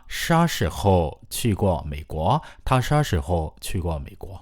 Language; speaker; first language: Chinese; non-native, fluent; Burmese